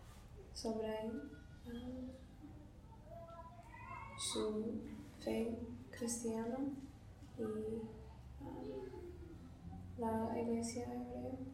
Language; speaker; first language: Spanish; non-native, learner; English